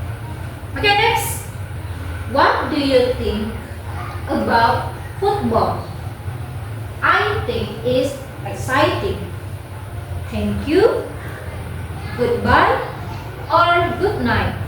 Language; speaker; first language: English; non-native, local second language; Indonesian